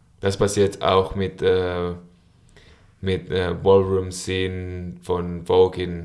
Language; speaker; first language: German; non-native, learner; Spanish